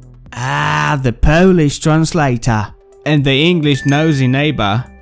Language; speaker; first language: English; non-native, fluent; Polish